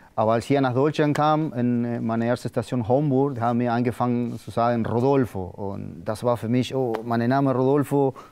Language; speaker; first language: German; non-native, learner; Spanish